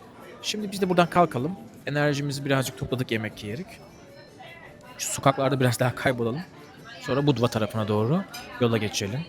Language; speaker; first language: Turkish; native; Turkish